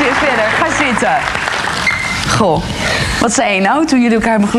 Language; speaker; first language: Dutch; native; Dutch